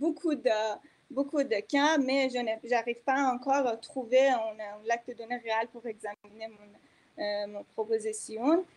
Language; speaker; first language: French; non-native, fluent; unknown